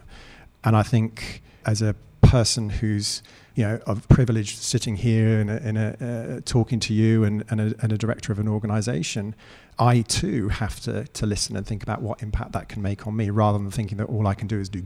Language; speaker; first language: English; native; English